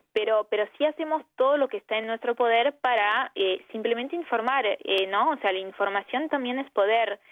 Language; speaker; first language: Spanish; early bilingual, heritage; Spanish